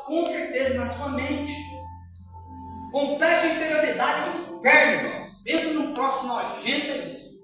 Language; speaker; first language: Portuguese; native; Portuguese